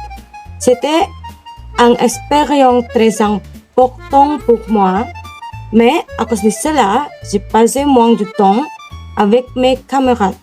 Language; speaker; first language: French; non-native, learner; Indonesian